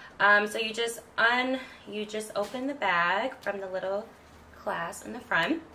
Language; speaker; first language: English; native; English